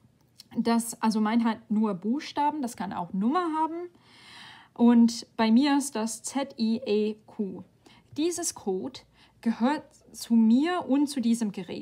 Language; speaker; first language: German; non-native, fluent; English